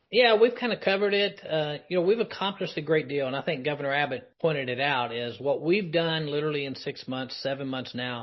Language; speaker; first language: English; native; English